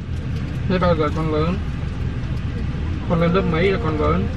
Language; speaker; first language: Vietnamese; native; Vietnamese